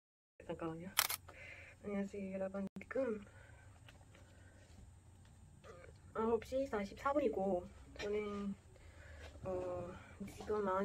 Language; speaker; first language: Korean; non-native, fluent; Portuguese